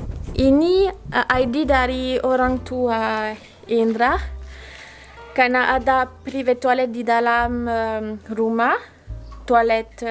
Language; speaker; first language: Indonesian; non-native, learner; French